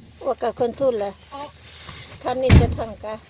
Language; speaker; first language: Swedish; non-native, learner; Thai